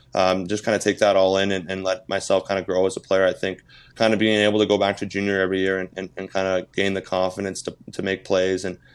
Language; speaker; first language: English; native; English